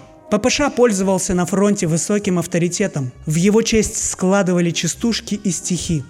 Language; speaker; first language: Russian; native; Russian